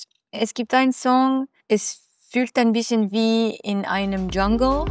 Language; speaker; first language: German; non-native, local second language; French